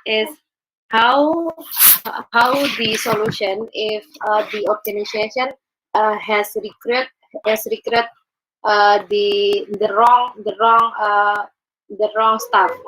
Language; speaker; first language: English; non-native, learner; Indonesian